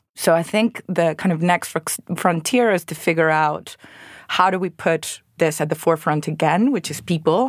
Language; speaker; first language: English; non-native, fluent; Spanish